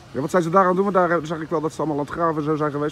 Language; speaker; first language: Dutch; native; Dutch